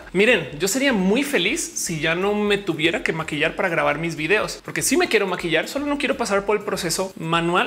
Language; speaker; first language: Spanish; native; Spanish